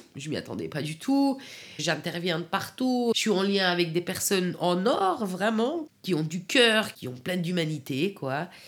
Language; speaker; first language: French; non-native, fluent; Persian